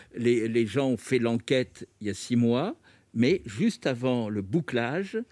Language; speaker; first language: French; native; French